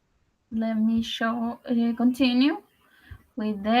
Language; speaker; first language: English; non-native, learner; Spanish